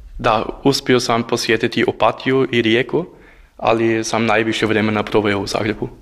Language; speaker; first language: Croatian; non-native, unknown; German